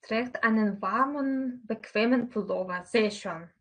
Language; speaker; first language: German; non-native, fluent; Russian